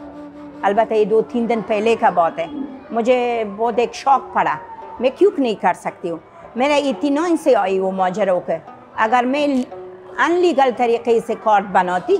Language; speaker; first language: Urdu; non-native, fluent; Persian